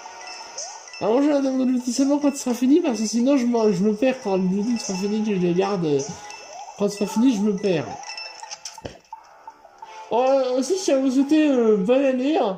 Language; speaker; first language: French; native; French